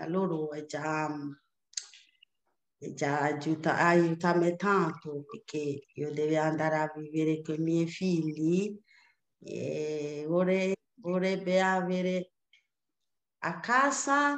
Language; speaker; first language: Italian; non-native, learner; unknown